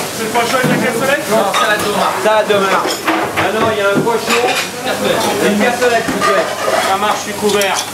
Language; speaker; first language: French; native; French